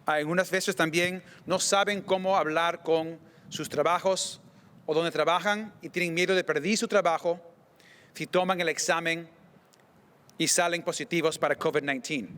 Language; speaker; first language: Spanish; early bilingual, other home language; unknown